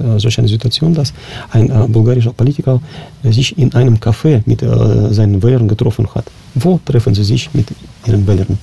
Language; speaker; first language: German; non-native, fluent; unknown